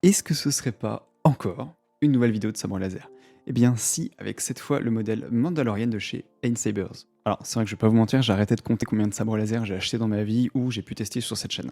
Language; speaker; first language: French; native; French